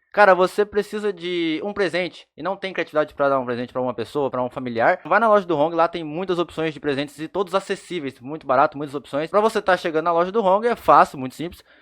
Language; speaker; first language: Portuguese; native; Portuguese